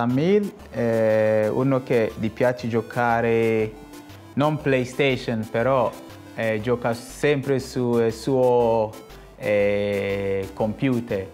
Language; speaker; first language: Italian; non-native, fluent; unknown